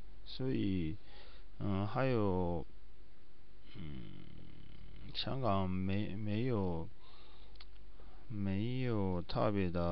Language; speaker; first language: Chinese; non-native, learner; Japanese